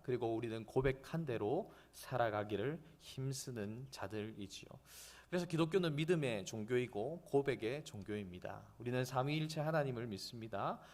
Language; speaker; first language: Korean; native; Korean